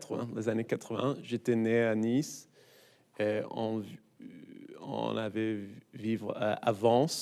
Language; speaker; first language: French; non-native, learner; English